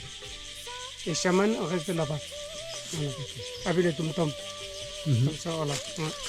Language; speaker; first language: French; non-native, learner; Nepali